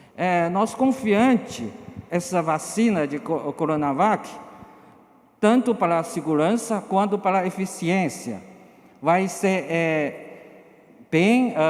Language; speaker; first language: Portuguese; non-native, learner; Chinese